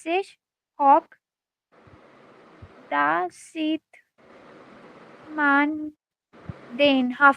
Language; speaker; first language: German; non-native, learner; Hindi